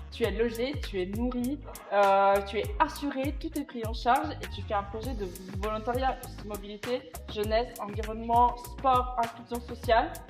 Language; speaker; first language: French; non-native, fluent; Italian